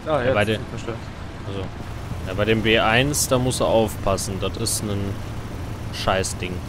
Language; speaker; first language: German; native; German